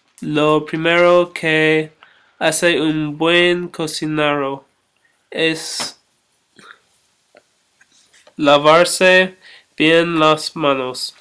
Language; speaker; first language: Spanish; non-native, learner; English